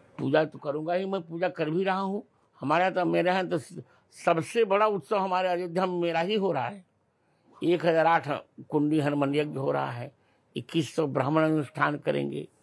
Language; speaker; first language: Hindi; native; Hindi